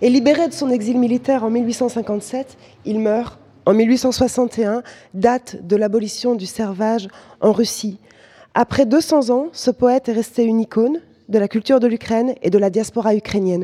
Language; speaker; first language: French; native; French